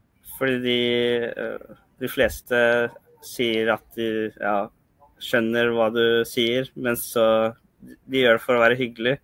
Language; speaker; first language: Norwegian; early bilingual, other home language; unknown